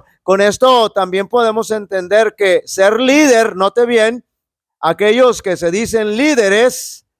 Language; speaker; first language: Spanish; native; Spanish